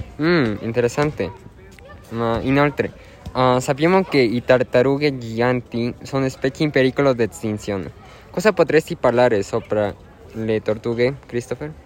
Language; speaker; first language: Italian; non-native, learner; Spanish